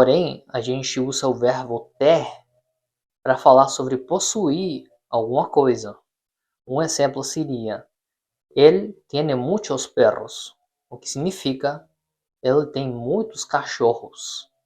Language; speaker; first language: Portuguese; non-native, fluent; Spanish